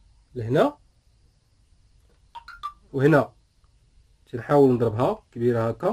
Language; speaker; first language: Arabic; native; Arabic